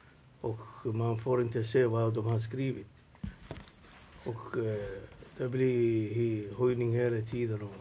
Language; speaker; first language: Swedish; non-native, fluent; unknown